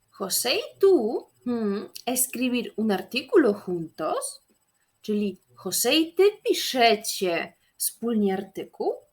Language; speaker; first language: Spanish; non-native, fluent; Polish